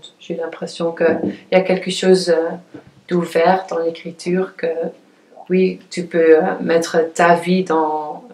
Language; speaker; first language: French; non-native, fluent; Dutch